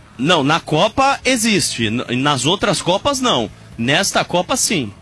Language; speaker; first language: Portuguese; native; Portuguese